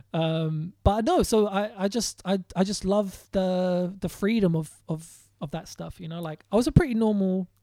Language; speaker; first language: English; native; English